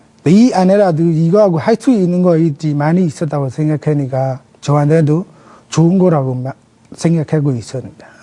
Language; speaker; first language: Korean; non-native, fluent; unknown